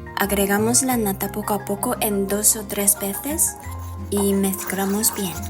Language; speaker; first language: Spanish; non-native, fluent; Japanese